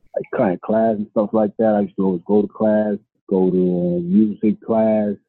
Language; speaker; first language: English; non-native, fluent; Spanish